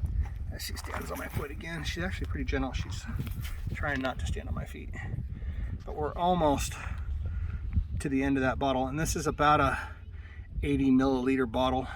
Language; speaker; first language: English; native; English